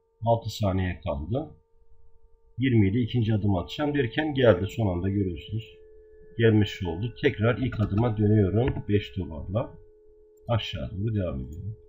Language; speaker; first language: Turkish; native; Turkish